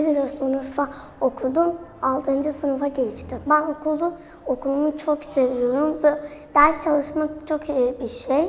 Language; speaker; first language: Turkish; non-native, learner; Arabic